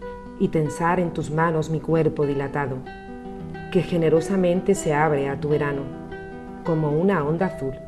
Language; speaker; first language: Spanish; native; Spanish